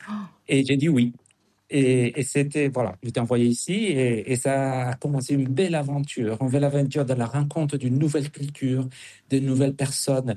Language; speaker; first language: French; non-native, fluent; Spanish